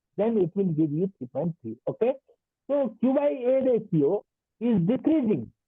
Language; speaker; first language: English; non-native, local second language; Nepali